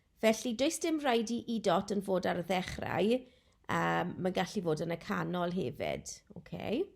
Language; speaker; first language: Welsh; non-native, local second language; English